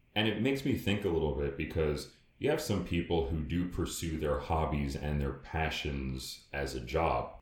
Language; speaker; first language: English; native; English